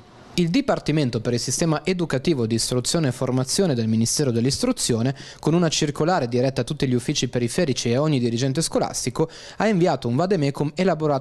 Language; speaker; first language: Italian; native; Italian